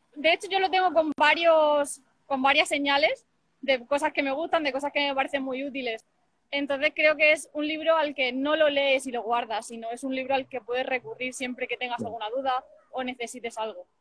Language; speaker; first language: Spanish; native; Spanish